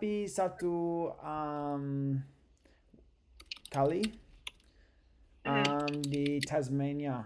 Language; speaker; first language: Indonesian; non-native, learner; English